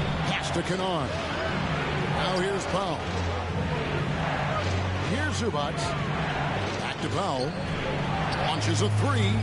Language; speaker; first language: English; native; English